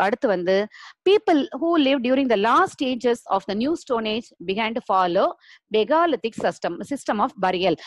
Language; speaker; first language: English; non-native, local second language; Tamil